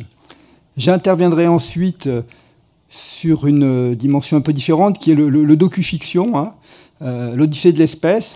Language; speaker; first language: French; native; French